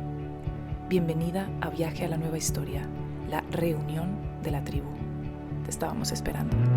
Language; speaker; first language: Spanish; native; Spanish